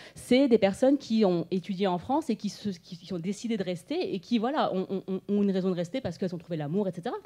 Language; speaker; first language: French; native; French